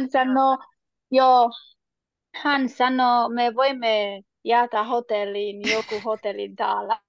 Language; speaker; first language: Finnish; non-native, learner; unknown